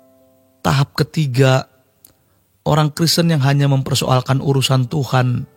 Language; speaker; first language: Indonesian; native; Indonesian